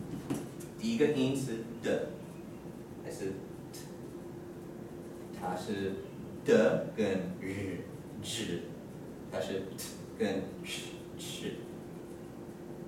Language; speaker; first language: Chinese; non-native, learner; English